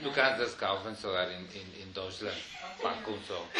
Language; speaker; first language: German; non-native, fluent; Spanish